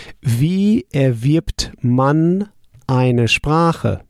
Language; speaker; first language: German; non-native, fluent; English